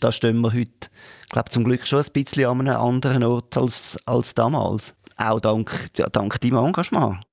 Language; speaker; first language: German; native; German